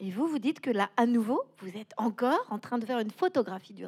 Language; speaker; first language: French; native; French